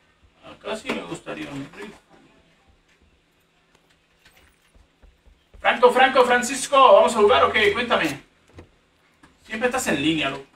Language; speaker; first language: Spanish; native; Spanish